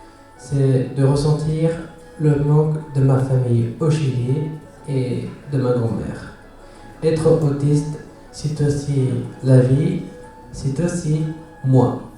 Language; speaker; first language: French; early bilingual, other home language; Spanish